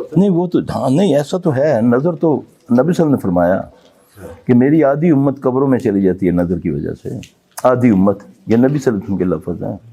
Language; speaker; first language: Urdu; non-native, local second language; Punjabi